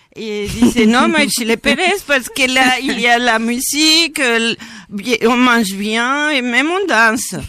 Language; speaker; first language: French; non-native, fluent; Spanish